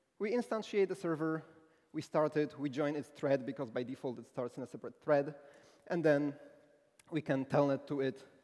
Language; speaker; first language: English; non-native, fluent; Polish